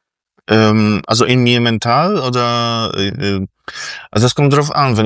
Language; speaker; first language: German; non-native, fluent; Polish